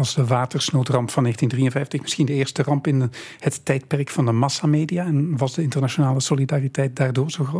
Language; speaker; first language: Dutch; native; Dutch